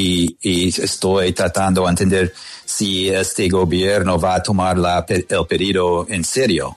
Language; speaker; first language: Spanish; non-native, fluent; English